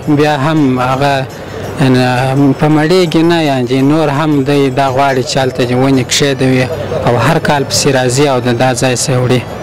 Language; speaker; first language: Pashto; native; Pashto